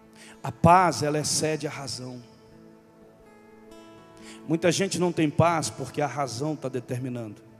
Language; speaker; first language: Portuguese; native; Portuguese